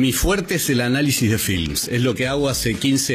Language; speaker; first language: Spanish; native; Spanish